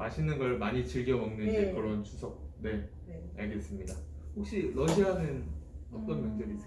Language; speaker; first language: Korean; native; Korean